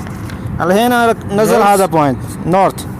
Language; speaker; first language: Arabic; non-native, learner; Punjabi